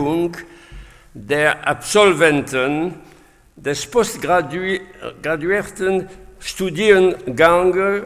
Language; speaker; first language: German; non-native, fluent; French